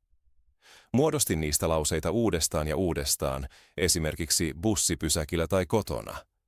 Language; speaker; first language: Finnish; non-native, fluent; Spanish